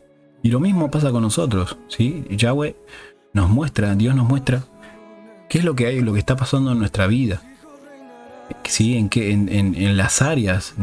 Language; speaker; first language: Spanish; native; Spanish